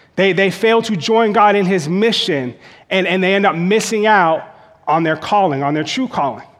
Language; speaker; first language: English; native; English